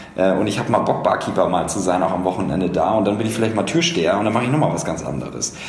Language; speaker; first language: German; native; German